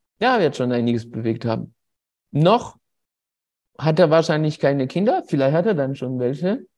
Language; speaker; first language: German; non-native, fluent; French